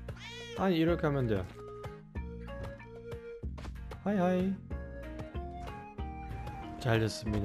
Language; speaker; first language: Korean; non-native, fluent; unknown